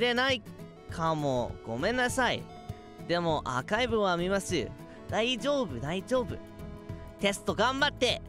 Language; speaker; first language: Japanese; non-native, learner; English